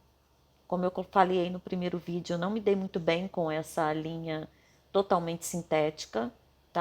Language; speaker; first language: Portuguese; native; Portuguese